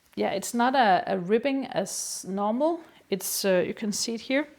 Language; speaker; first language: English; non-native, fluent; Danish